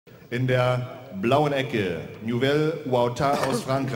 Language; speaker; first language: German; native; German